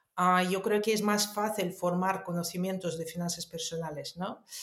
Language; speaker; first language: Spanish; non-native, fluent; Russian